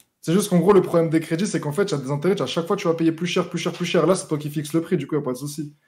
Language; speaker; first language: French; native; French